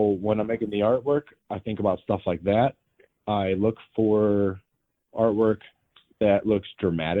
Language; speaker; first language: English; native; English